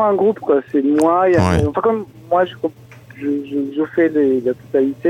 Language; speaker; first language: French; non-native, fluent; Spanish